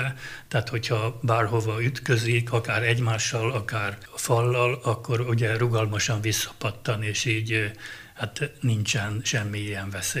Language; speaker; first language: Hungarian; native; Hungarian